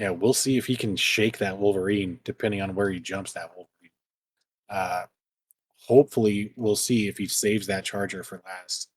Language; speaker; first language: English; native; English